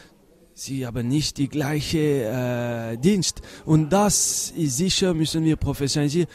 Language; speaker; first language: German; non-native, local second language; French